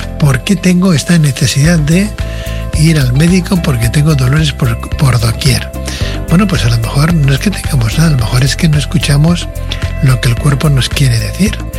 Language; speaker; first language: Spanish; native; Spanish